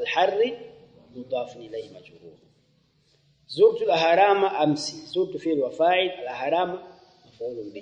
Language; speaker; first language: Arabic; non-native, fluent; Swahili